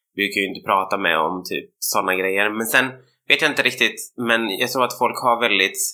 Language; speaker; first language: Swedish; native; Swedish